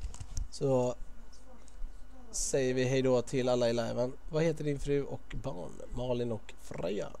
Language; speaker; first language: Swedish; native; Swedish